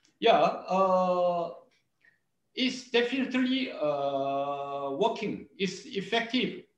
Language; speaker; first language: English; non-native, learner; Korean